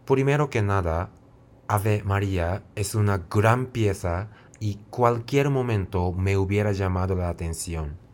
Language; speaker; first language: Spanish; non-native, fluent; Japanese